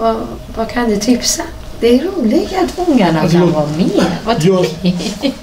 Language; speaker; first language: Swedish; non-native, fluent; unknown